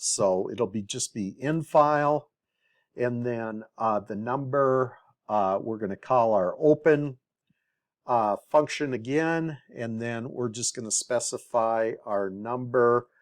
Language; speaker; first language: English; native; English